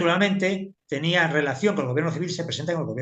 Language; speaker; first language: Spanish; native; Spanish